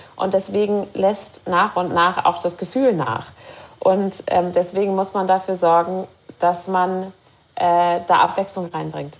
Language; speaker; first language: German; native; German